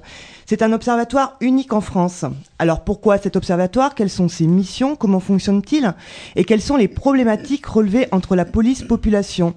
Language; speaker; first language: French; native; French